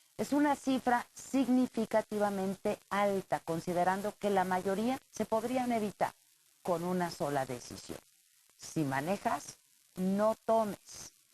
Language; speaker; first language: Spanish; native; Spanish